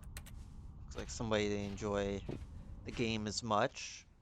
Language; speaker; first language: English; native; English